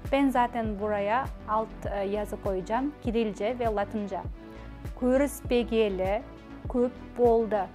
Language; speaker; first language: Turkish; non-native, fluent; Kazakh